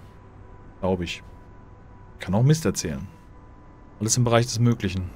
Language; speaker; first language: German; native; German